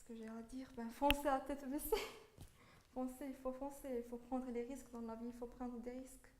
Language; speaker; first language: French; non-native, local second language; Arabic